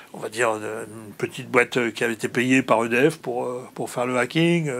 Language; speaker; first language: French; native; French